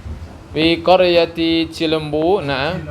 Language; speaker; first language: Arabic; non-native, fluent; Indonesian